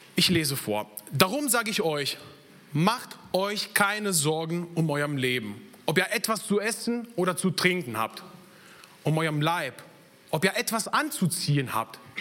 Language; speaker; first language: German; non-native, fluent; Italian